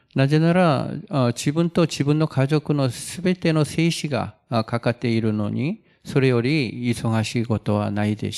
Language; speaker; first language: Japanese; non-native, fluent; Korean